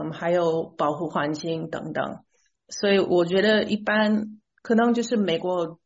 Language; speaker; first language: Chinese; non-native, fluent; English